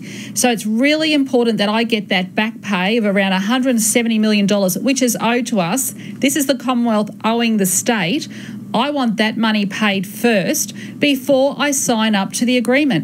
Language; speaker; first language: English; native; English